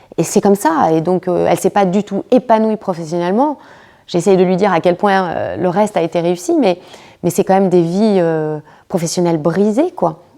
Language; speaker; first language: French; early bilingual, other home language; Spanish